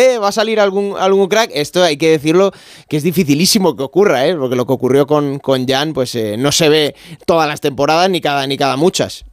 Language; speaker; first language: Spanish; native; Spanish